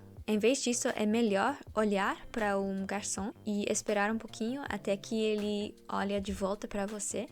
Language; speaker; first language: Portuguese; non-native, fluent; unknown